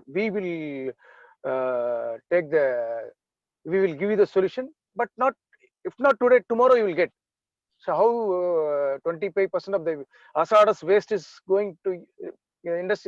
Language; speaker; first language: English; non-native, local second language; Tamil